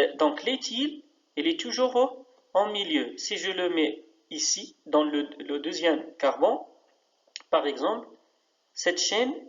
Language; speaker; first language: French; non-native, local second language; Arabic